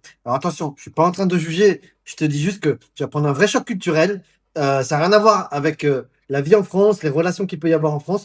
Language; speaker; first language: French; native; French